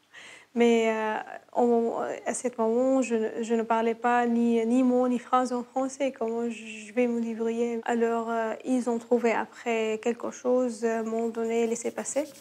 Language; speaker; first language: French; non-native, learner; Arabic